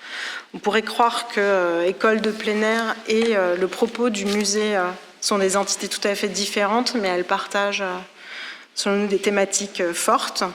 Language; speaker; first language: French; native; French